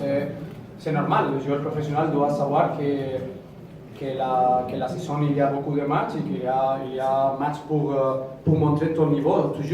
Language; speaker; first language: French; non-native, fluent; Spanish